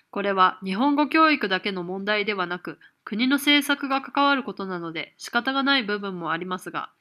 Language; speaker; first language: Japanese; native; Japanese